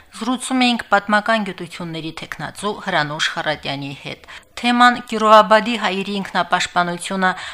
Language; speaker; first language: Armenian; native; Armenian